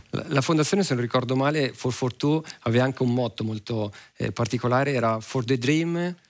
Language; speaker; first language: Italian; native; Italian